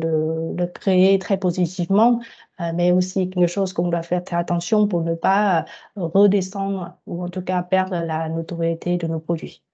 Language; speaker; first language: French; non-native, fluent; Vietnamese